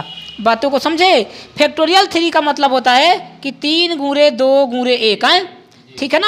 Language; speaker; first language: Hindi; non-native, local second language; Bhojpuri